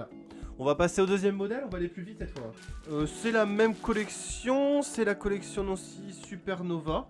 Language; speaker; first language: French; native; French